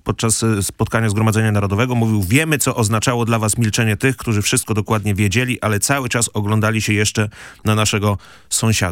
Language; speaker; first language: Polish; native; Polish